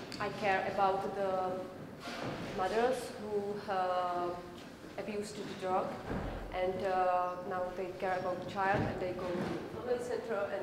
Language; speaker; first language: English; non-native, learner; Czech